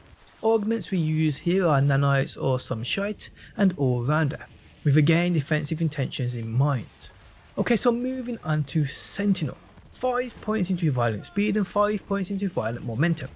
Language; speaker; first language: English; native; English